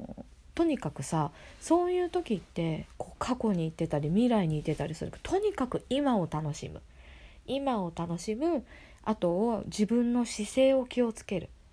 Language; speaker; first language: Japanese; native; Japanese